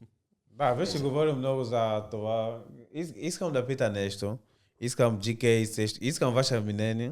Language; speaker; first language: Bulgarian; non-native, learner; Portuguese